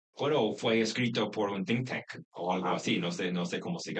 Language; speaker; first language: Spanish; non-native, fluent; English